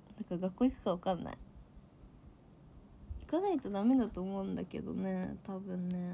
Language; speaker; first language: Japanese; native; Japanese